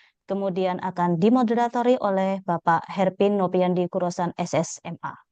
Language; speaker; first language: Indonesian; native; Indonesian